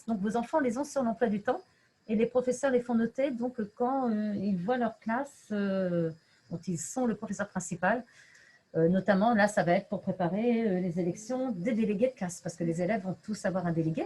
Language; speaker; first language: French; native; French